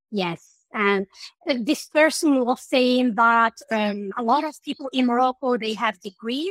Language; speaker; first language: English; non-native, fluent; Arabic